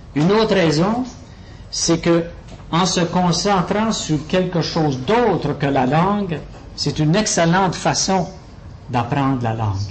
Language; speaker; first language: French; native; French